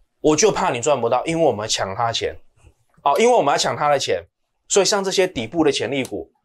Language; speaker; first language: Chinese; native; Chinese